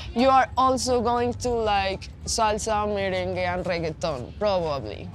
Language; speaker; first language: English; non-native, fluent; Spanish